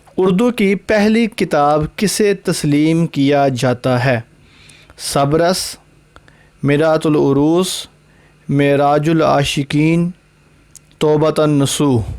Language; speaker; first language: Urdu; non-native, local second language; Punjabi